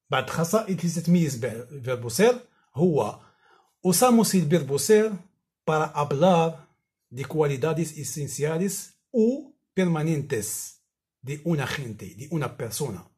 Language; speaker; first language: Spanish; non-native, fluent; Arabic